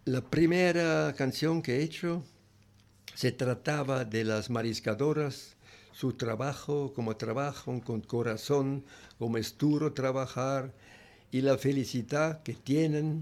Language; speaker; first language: Spanish; non-native, learner; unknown